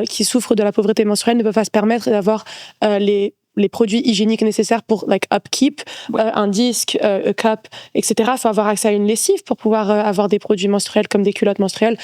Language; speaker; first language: French; native; French